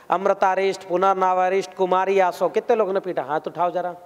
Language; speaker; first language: Hindi; native; Hindi